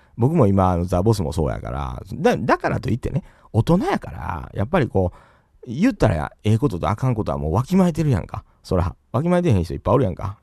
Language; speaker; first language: Japanese; native; Japanese